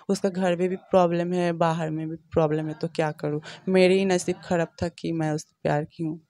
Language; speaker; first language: Hindi; non-native, local second language; Bangla